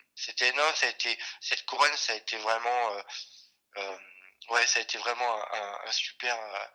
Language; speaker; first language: French; native; French